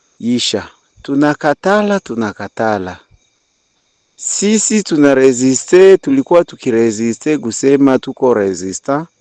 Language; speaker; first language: Swahili; native; Swahili